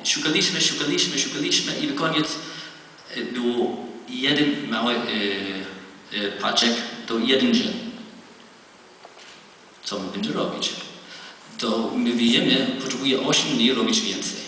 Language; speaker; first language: Polish; non-native, learner; Hebrew